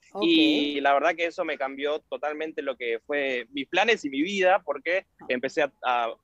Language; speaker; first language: Spanish; native; Spanish